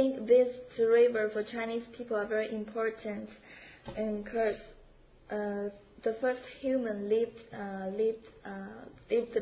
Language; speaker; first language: English; non-native, learner; Chinese